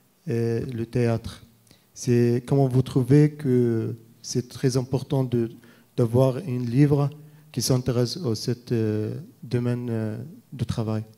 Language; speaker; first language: French; non-native, fluent; Arabic